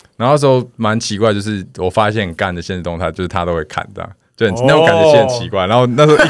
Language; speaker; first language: Chinese; non-native, local second language; Min Nan Chinese